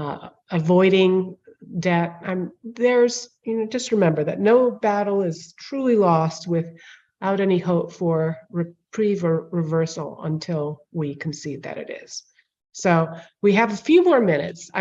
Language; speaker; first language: English; native; English